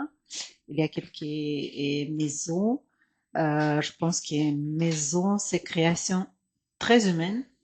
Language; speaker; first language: French; non-native, fluent; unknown